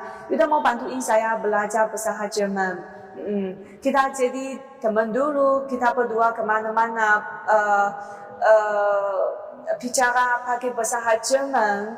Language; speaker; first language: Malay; non-native, learner; Chinese